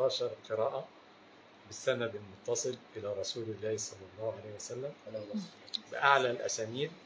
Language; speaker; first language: Arabic; native; Arabic